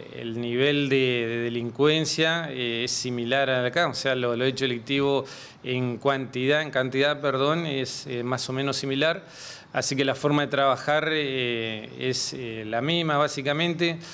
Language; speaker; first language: Spanish; native; Spanish